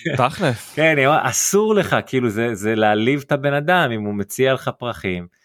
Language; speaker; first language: Hebrew; early bilingual, heritage; Hebrew